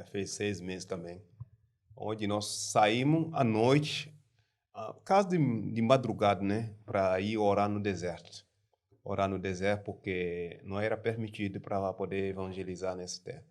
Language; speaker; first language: Portuguese; non-native, learner; French